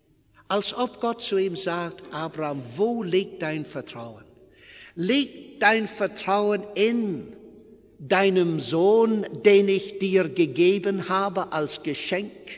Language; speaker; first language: German; non-native, fluent; English